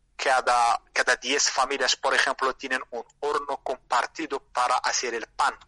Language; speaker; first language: Spanish; non-native, fluent; Arabic